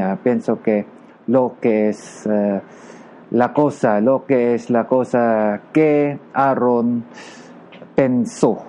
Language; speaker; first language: Spanish; non-native, learner; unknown